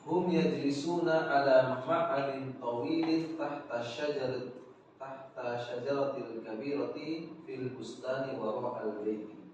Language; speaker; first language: Arabic; non-native, fluent; Indonesian